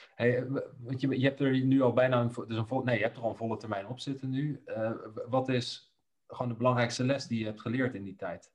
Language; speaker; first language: Dutch; native; Dutch